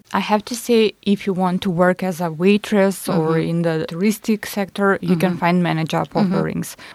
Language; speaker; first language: English; non-native, fluent; Macedonian